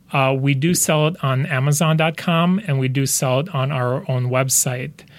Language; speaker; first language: English; native; English